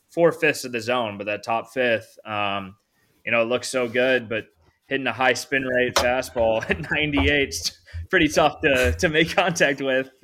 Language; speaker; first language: English; native; English